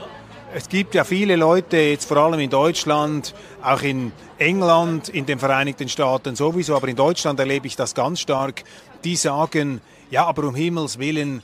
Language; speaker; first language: German; native; German